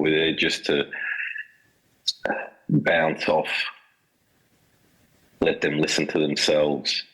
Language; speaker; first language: English; native; English